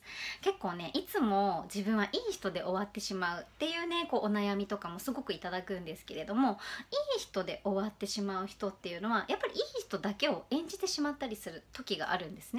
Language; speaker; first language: Japanese; native; Japanese